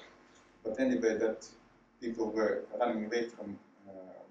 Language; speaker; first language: English; non-native, fluent; Ukrainian